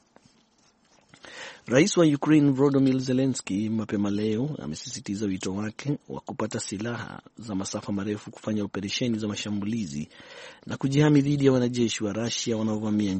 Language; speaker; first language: Swahili; non-native, local second language; Kikuyu